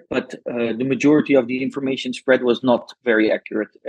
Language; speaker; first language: English; non-native, fluent; Dutch